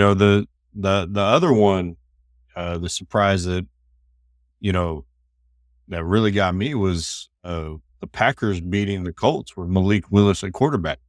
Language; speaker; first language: English; native; English